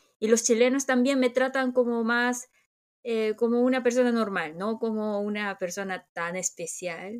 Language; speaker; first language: Spanish; non-native, fluent; Korean